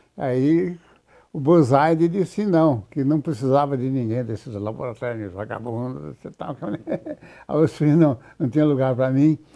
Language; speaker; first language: Portuguese; native; Portuguese